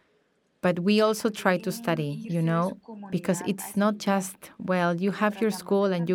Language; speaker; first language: English; non-native, fluent; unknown